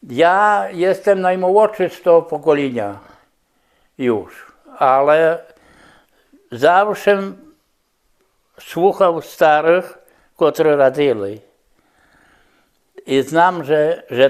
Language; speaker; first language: Polish; non-native, local second language; Rusyn